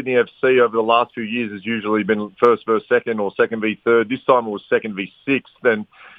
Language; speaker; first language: English; native; English